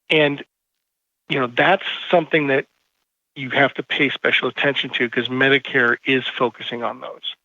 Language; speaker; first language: English; native; English